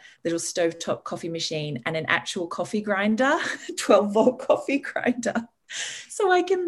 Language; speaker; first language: English; native; English